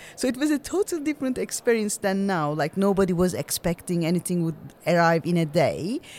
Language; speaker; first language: English; non-native, fluent; Turkish